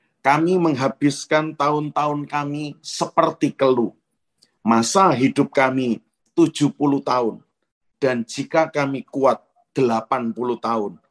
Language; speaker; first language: Indonesian; native; Indonesian